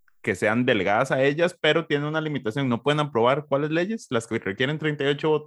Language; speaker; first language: Spanish; native; Spanish